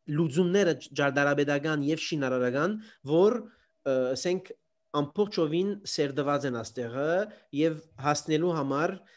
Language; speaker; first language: Armenian; early bilingual, heritage; Armenian